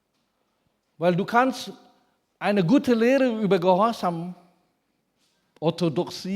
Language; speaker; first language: German; non-native, fluent; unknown